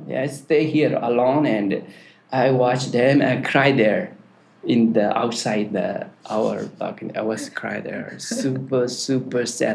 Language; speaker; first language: English; non-native, learner; Tibetan